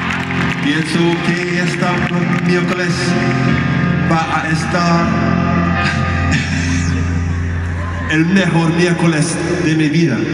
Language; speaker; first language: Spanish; non-native, learner; English